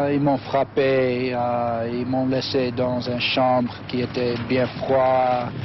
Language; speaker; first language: French; non-native, fluent; English